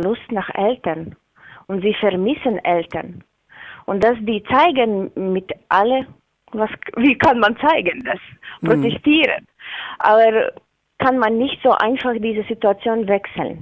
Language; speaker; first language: German; non-native, learner; Latvian